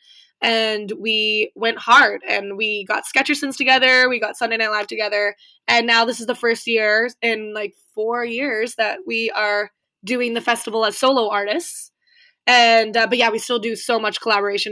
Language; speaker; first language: English; native; English